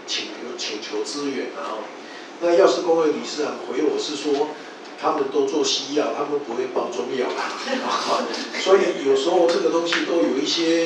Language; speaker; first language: Chinese; native; Chinese